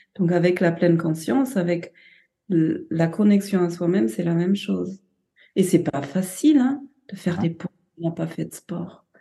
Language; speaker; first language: French; non-native, fluent; German